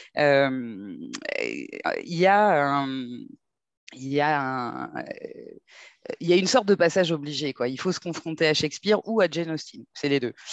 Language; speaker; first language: French; native; French